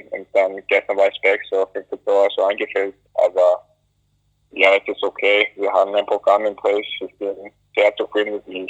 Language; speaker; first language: German; early bilingual, other home language; Greek